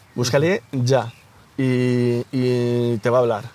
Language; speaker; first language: Spanish; native; Spanish